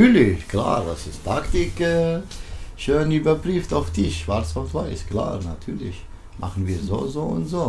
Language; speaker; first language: German; non-native, learner; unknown